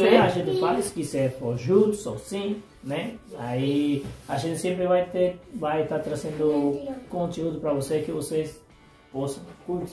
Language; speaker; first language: Portuguese; non-native, fluent; Spanish